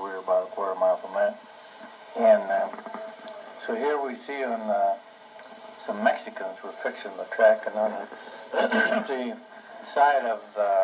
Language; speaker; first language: English; native; English